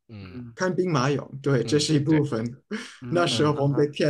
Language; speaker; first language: Chinese; non-native, fluent; German